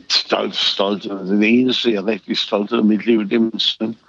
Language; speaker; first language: Danish; non-native, fluent; English